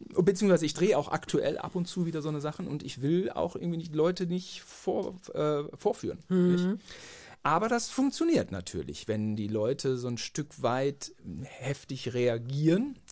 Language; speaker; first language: German; native; German